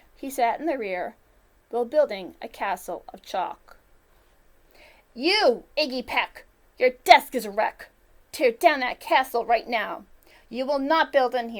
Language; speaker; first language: English; native; English